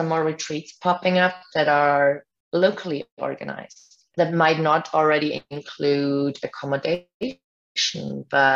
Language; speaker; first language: English; non-native, fluent; German